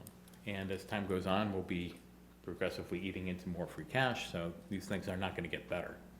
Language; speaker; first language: English; native; English